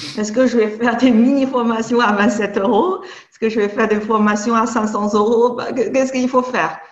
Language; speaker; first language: French; non-native, fluent; Chinese